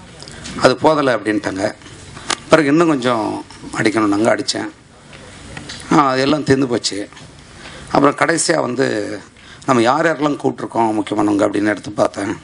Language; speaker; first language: Tamil; native; Tamil